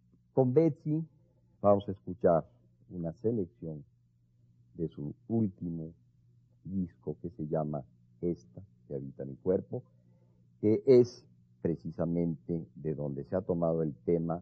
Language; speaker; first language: Spanish; native; Spanish